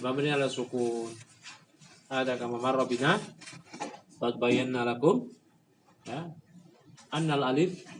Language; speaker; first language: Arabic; non-native, fluent; Indonesian